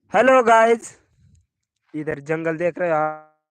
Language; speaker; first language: Hindi; non-native, local second language; Marathi